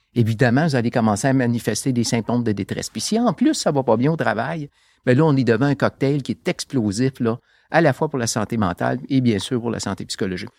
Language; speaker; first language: French; native; French